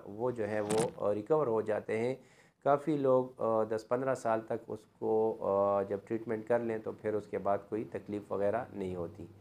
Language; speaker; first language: Urdu; non-native, local second language; Pashto